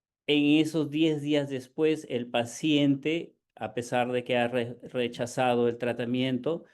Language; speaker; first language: Spanish; native; Spanish